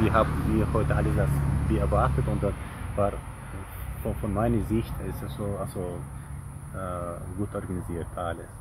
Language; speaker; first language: German; non-native, fluent; Chechen